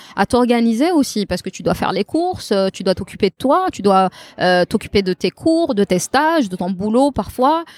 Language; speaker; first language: French; non-native, local second language; Kabyle